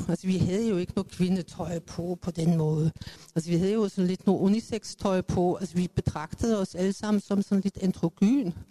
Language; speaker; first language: Danish; native; Danish